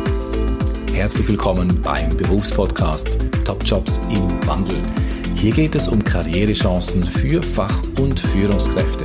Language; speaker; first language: German; native; German